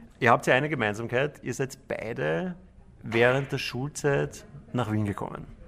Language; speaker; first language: German; native; German